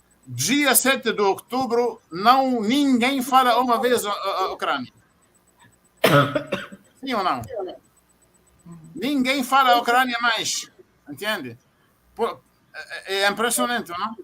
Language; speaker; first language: Portuguese; non-native, fluent; Arabic